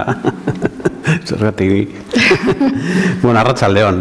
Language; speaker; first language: Basque; native; Basque